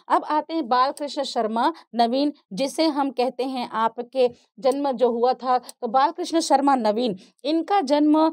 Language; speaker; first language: Hindi; native; Hindi